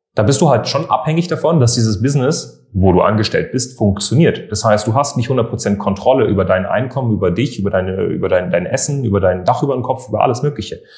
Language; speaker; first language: German; native; German